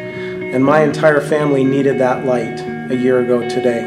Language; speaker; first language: English; native; English